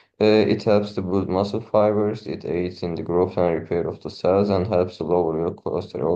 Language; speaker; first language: English; non-native, fluent; Turkish